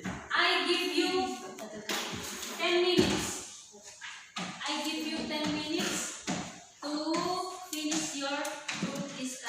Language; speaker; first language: English; non-native, learner; Indonesian